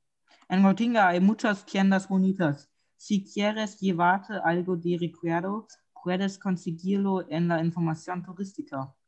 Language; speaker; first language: Spanish; non-native, learner; German